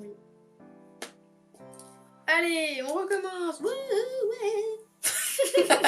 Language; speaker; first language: French; native; French